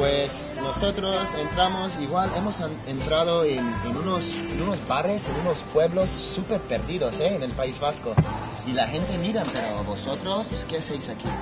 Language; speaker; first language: Spanish; non-native, fluent; English